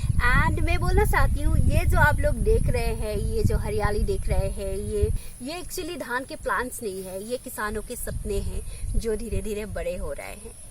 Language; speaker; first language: Hindi; non-native, local second language; Assamese